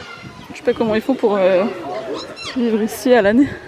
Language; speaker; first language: French; native; French